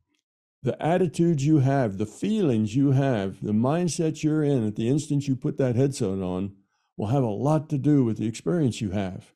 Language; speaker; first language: English; native; English